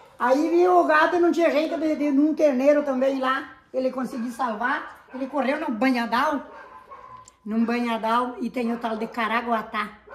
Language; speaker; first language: Portuguese; native; Portuguese